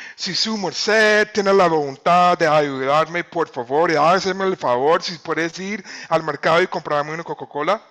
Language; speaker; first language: Spanish; non-native, fluent; English